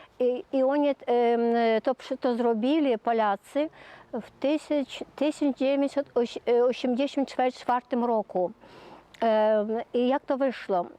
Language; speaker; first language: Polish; early bilingual, heritage; Polish